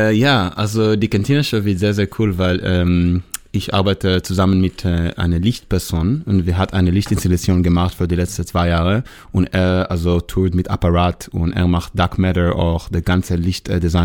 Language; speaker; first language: German; non-native, learner; Hebrew